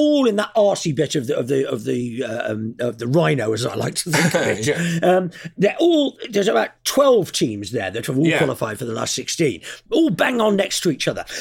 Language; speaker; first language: English; native; English